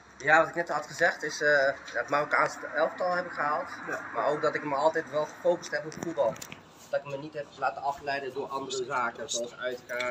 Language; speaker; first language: Dutch; early bilingual, other home language; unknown